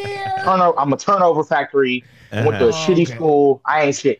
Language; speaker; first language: English; native; English